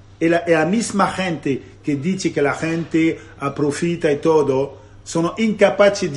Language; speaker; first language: Italian; non-native, fluent; French